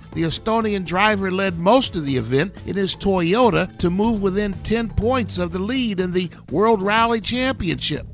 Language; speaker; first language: English; native; English